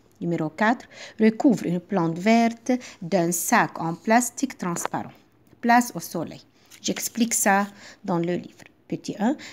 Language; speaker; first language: French; non-native, local second language; Arabic